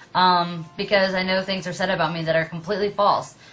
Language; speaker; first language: English; native; English